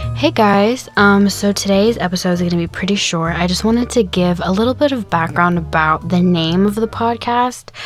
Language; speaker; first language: English; native; English